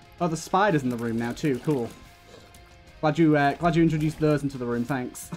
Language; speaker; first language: English; native; English